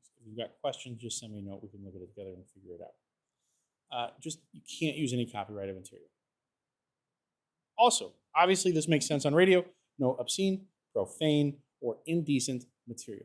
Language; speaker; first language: English; native; English